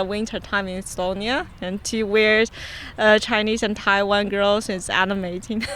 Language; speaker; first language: English; non-native, fluent; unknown